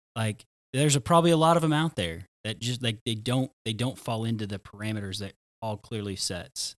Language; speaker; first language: English; native; English